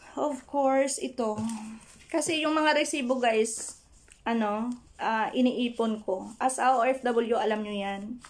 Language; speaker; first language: Filipino; non-native, local second language; Hiligaynon